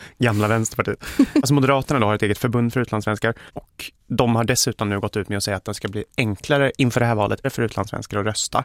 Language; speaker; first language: Swedish; native; Swedish